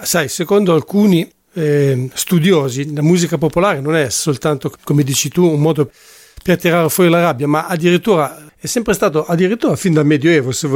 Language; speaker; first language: Italian; native; Italian